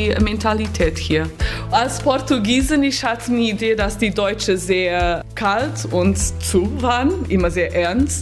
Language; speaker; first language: German; non-native, fluent; Portuguese